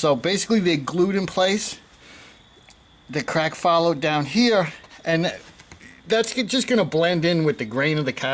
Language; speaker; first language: English; native; English